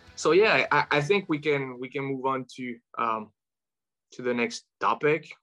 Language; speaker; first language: English; non-native, fluent; French